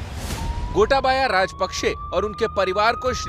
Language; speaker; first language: Hindi; native; Hindi